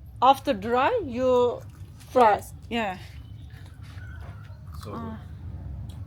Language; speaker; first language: English; non-native, learner; Turkish